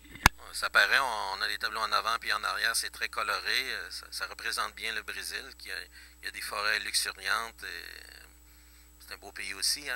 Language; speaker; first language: French; native; French